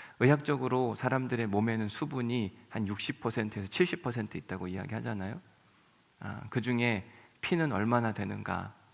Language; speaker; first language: Korean; native; Korean